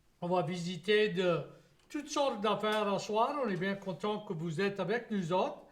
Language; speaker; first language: French; native; French